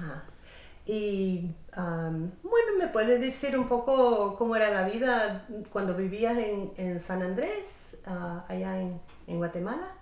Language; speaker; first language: Spanish; non-native, fluent; English